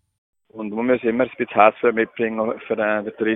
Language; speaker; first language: German; native; German